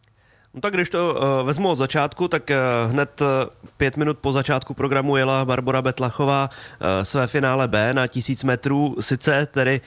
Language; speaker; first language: Czech; native; Czech